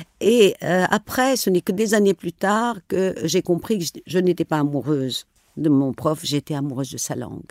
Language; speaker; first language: French; non-native, local second language; Arabic